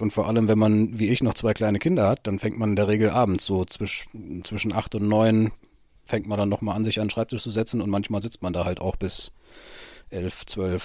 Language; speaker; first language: German; native; German